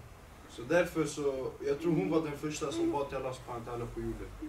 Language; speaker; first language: Swedish; early bilingual, other home language; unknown